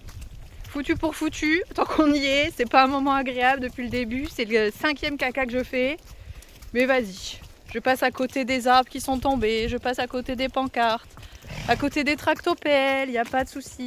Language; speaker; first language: French; native; French